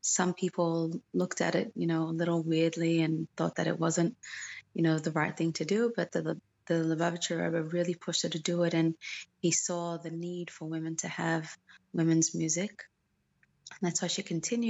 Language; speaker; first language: English; native; English